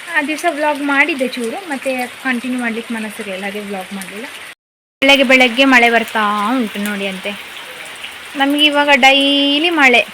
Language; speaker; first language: Kannada; non-native, local second language; Konkani